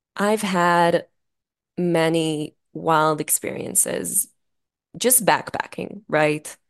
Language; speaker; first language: English; non-native, fluent; Hebrew